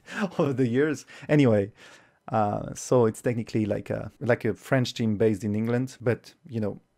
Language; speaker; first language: English; non-native, fluent; French